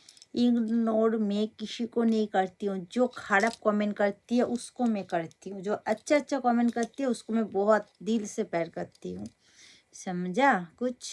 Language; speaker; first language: Hindi; non-native, local second language; Bangla